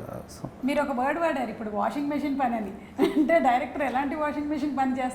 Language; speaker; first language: Telugu; native; Telugu